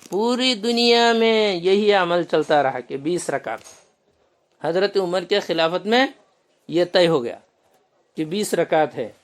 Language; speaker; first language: Urdu; non-native, local second language; Manipuri